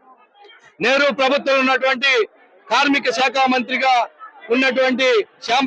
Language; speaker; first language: Telugu; native; Telugu